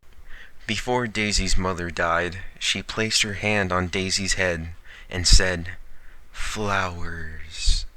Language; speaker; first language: English; native; English